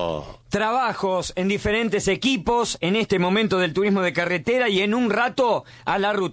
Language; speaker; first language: Spanish; native; Spanish